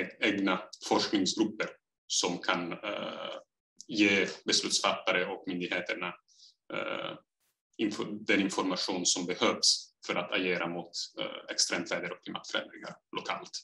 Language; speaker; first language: Swedish; non-native, fluent; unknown